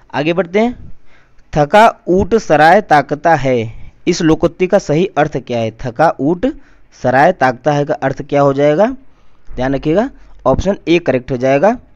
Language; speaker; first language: Hindi; native; Hindi